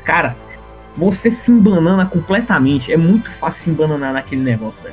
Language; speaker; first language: Portuguese; native; Portuguese